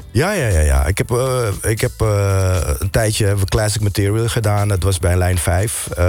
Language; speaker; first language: Dutch; native; Dutch